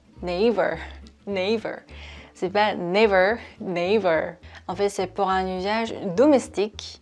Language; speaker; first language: French; non-native, fluent; Korean